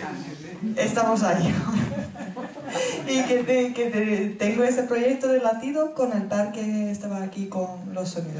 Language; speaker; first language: Spanish; non-native, fluent; Finnish